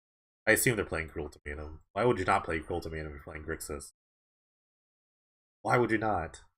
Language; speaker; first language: English; native; English